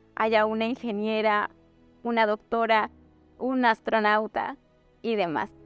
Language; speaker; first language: Spanish; native; Spanish